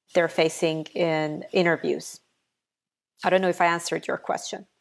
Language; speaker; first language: English; non-native, fluent; Persian